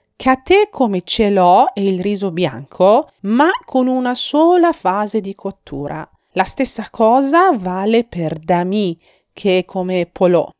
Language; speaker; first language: Italian; non-native, fluent; Persian